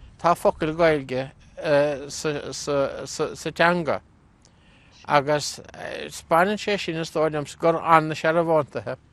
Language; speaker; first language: Irish; native; Irish